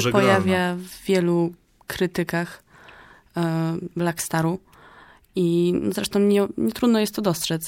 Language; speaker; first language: Polish; native; Polish